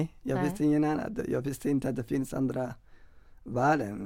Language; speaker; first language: Swedish; non-native, fluent; Somali